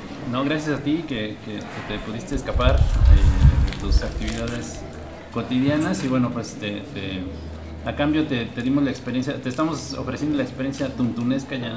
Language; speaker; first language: Spanish; native; Spanish